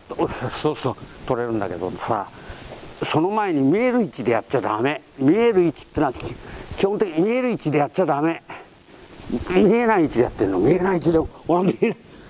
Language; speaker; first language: Japanese; native; Japanese